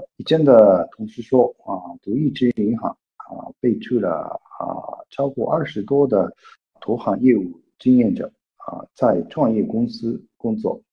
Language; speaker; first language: Chinese; non-native, fluent; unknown